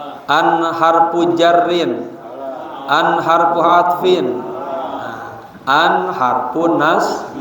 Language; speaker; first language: Arabic; non-native, fluent; Indonesian